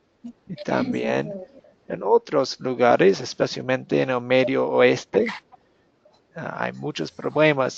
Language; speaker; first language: Spanish; non-native, fluent; English